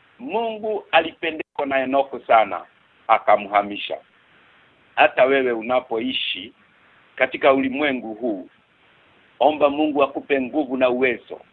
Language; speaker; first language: Swahili; non-native, local second language; Kikuyu